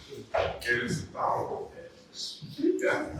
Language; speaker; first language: Spanish; early bilingual, heritage; Spanish